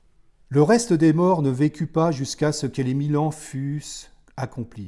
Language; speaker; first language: French; native; French